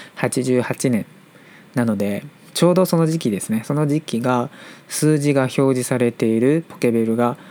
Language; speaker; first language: Japanese; non-native, fluent; Chinese